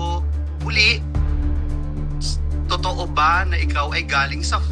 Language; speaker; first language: Filipino; native; Filipino